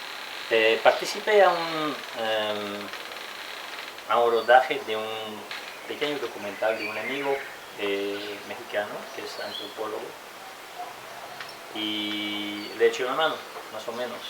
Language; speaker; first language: Spanish; non-native, fluent; French